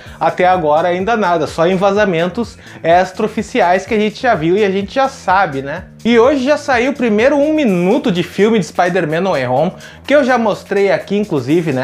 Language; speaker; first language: Portuguese; native; Portuguese